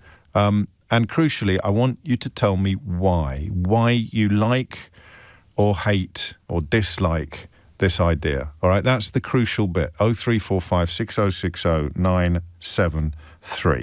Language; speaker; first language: English; native; English